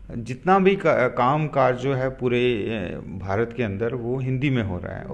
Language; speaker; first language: Hindi; non-native, local second language; Gujari